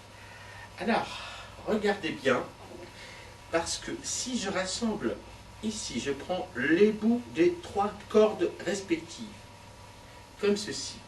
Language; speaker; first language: French; native; French